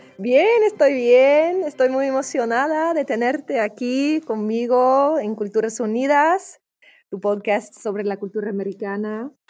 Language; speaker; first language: Spanish; non-native, fluent; English